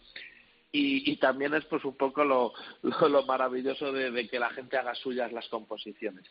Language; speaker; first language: Spanish; native; Spanish